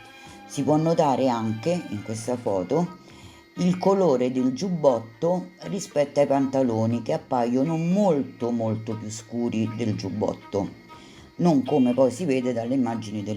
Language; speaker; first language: Italian; native; Italian